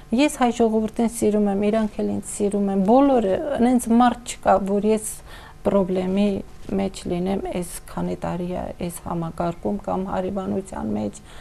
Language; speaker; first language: Armenian; non-native, local second language; Kurdish